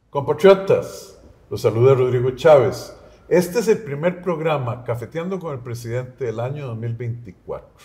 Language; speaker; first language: Spanish; native; Spanish